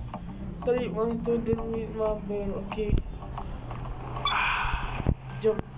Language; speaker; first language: English; non-native, learner; Malay